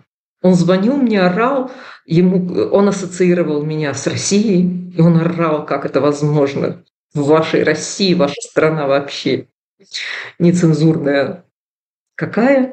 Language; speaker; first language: Russian; native; Russian